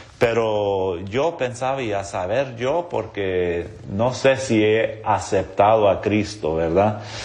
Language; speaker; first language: Spanish; non-native, local second language; English